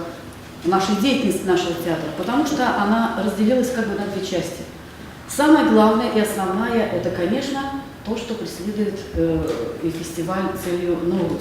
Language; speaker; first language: Russian; native; Russian